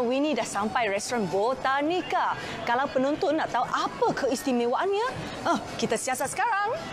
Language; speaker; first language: Malay; native; Malay